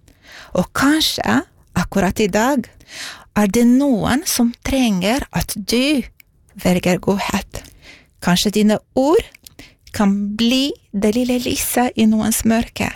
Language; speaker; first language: Norwegian; non-native, fluent; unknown